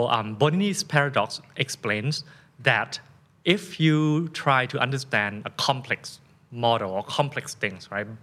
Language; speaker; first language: English; non-native, fluent; Thai